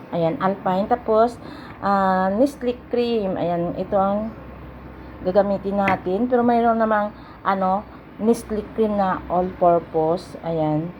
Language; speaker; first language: Filipino; non-native, local second language; Hiligaynon